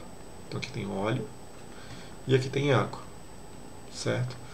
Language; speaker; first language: Portuguese; native; Portuguese